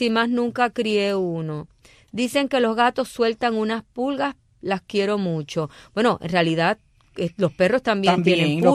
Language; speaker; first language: Spanish; native; Spanish